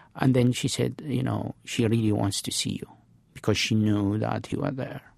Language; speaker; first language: English; non-native, fluent; Arabic